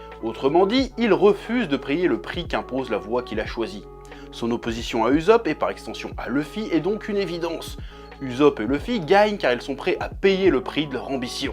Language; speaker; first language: French; native; French